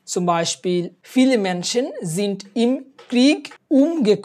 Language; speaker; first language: German; non-native, fluent; Bangla